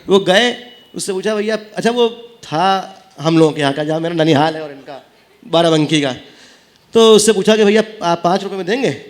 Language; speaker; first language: Hindi; native; Hindi